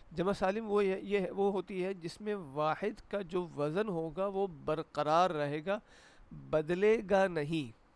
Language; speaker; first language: Urdu; native; Urdu